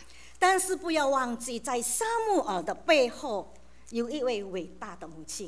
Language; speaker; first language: Chinese; native; Chinese